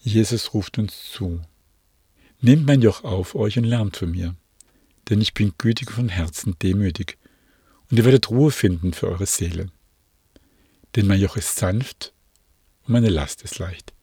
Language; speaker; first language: German; native; German